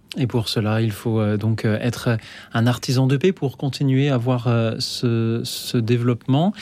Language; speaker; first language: French; native; French